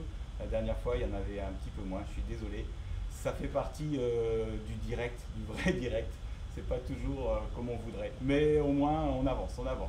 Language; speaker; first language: French; native; French